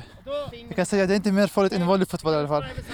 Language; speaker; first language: Swedish; non-native, fluent; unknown